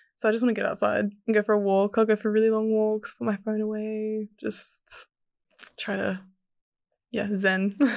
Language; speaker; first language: English; early bilingual, other home language; Serbian